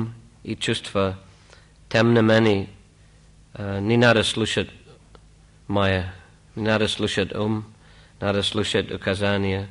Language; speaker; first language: Russian; non-native, fluent; English